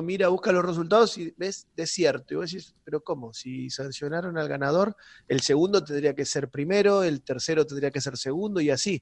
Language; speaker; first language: Spanish; native; Spanish